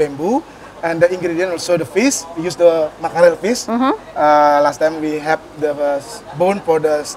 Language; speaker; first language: English; non-native, learner; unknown